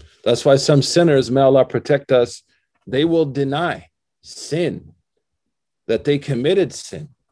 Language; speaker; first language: English; native; English